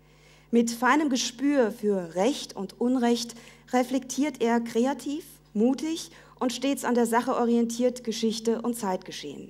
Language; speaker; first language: German; native; German